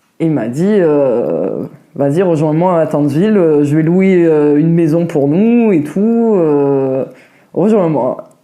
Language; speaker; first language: French; native; French